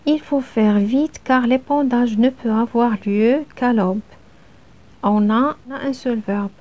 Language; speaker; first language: French; non-native, local second language; Arabic